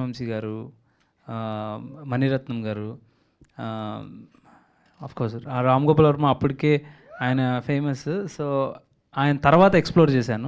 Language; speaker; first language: Telugu; native; Telugu